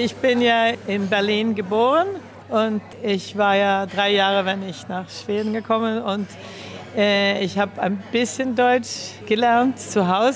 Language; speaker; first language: German; early bilingual, heritage; German